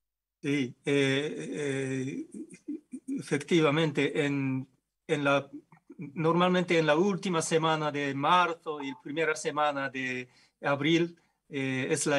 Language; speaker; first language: Spanish; non-native, fluent; Japanese